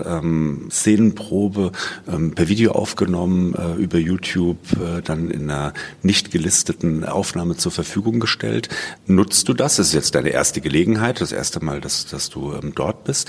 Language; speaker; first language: German; native; German